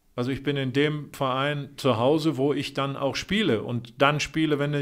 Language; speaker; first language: German; native; German